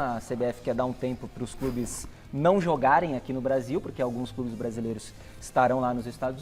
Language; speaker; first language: Portuguese; native; Portuguese